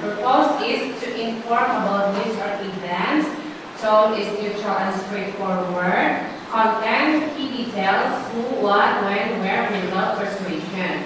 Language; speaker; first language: English; non-native, learner; Indonesian